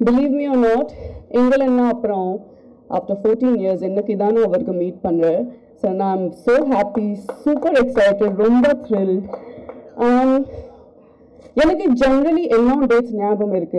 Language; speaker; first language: Tamil; non-native, learner; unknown